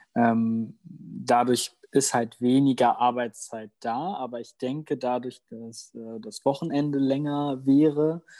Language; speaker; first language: German; native; German